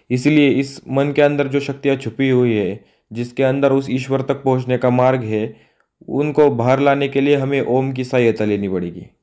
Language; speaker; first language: Hindi; non-native, local second language; Marathi